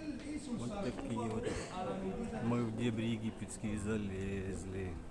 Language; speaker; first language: Russian; native; Russian